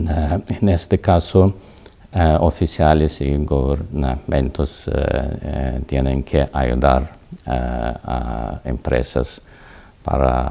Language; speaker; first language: Spanish; non-native, learner; Azerbaijani